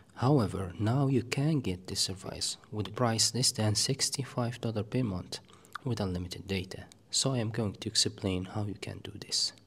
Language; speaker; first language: English; non-native, fluent; Arabic